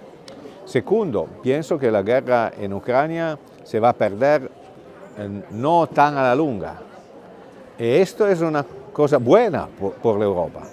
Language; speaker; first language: Spanish; non-native, fluent; Italian